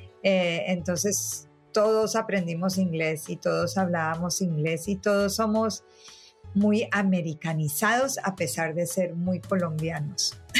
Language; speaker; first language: Spanish; native; Spanish